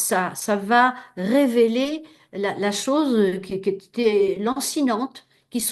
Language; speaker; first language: French; native; French